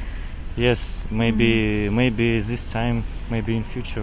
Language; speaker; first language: English; non-native, learner; Kazakh